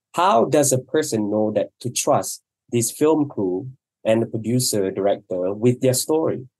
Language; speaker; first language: English; non-native, local second language; Malay